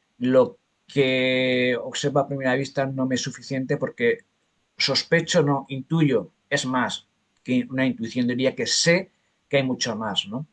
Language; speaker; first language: Spanish; native; Spanish